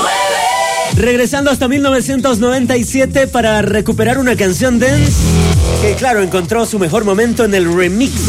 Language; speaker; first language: Spanish; native; Spanish